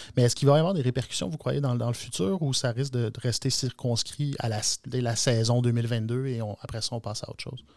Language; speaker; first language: French; native; French